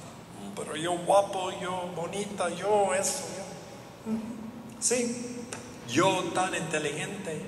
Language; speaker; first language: Spanish; non-native, learner; English